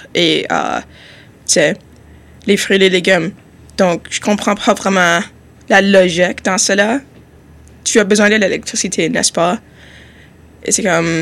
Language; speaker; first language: French; non-native, learner; English